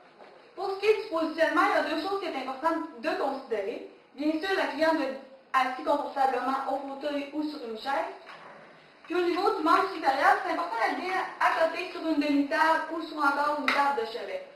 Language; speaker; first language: French; native; French